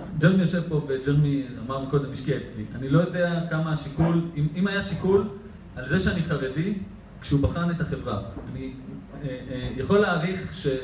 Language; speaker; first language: Hebrew; native; Hebrew